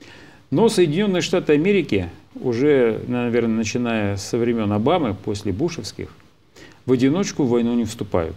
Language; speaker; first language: Russian; native; Russian